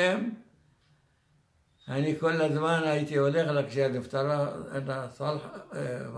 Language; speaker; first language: Hebrew; non-native, fluent; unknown